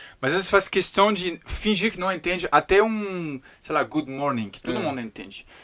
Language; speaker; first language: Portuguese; non-native, fluent; French